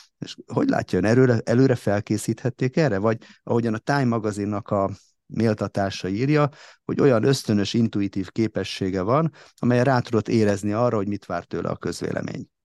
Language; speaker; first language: Hungarian; native; Hungarian